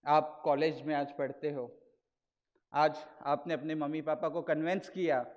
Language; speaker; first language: Hindi; non-native, local second language; Marathi